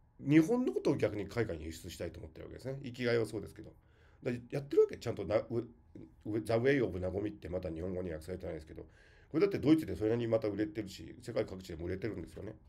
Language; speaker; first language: Japanese; native; Japanese